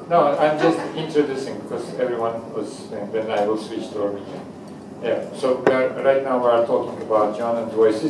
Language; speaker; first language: English; non-native, fluent; Armenian